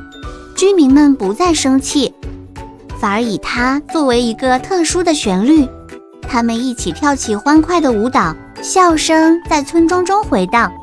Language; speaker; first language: Chinese; native; Chinese